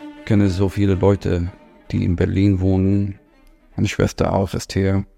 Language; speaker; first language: German; non-native, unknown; Arabic